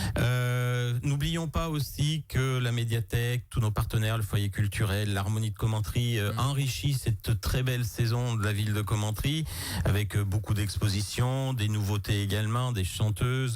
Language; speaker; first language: French; native; French